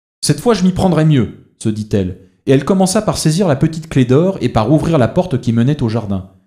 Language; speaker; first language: French; native; French